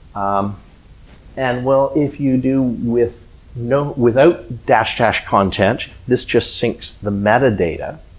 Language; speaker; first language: English; native; English